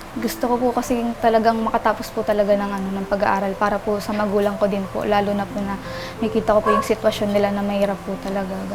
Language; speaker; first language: Filipino; native; Filipino